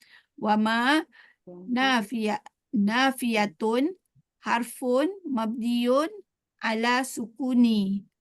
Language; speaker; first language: Arabic; non-native, learner; Malay